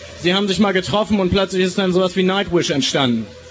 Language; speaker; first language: German; native; German